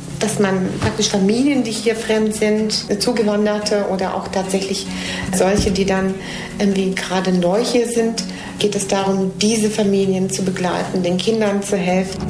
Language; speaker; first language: German; non-native, fluent; Serbian